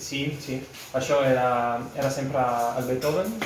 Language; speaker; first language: Catalan; non-native, fluent; Italian